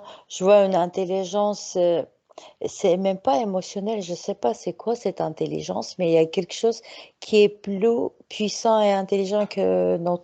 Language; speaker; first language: French; non-native, fluent; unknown